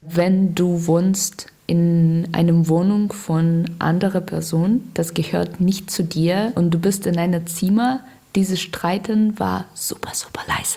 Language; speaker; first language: German; non-native, learner; Russian